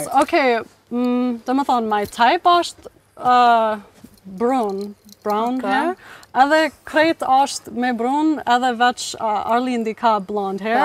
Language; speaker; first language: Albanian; non-native, learner; English